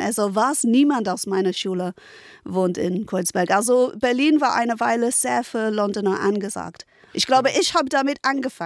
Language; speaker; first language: German; non-native, fluent; English